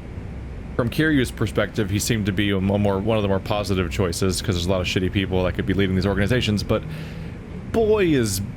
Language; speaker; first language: English; native; English